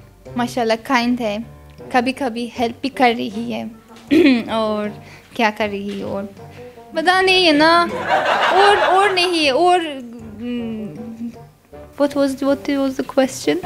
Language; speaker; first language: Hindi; non-native, learner; Azerbaijani